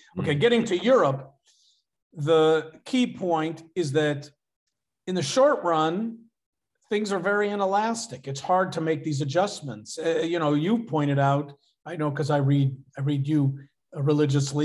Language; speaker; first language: English; native; English